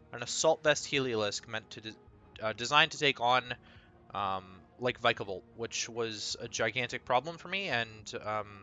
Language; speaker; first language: English; native; English